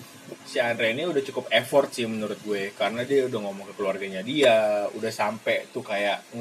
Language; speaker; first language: Indonesian; native; Indonesian